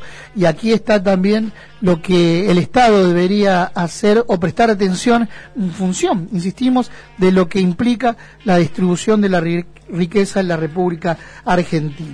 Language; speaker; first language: Spanish; native; Spanish